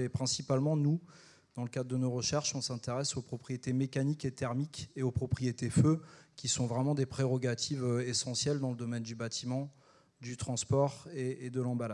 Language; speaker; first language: French; native; French